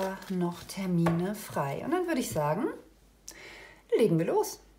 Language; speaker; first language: German; native; German